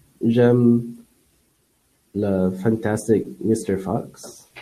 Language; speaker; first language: French; non-native, learner; English